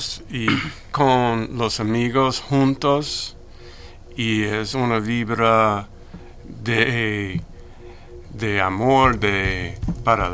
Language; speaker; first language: Spanish; non-native, learner; English